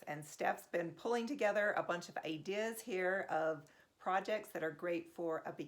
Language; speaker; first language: English; native; English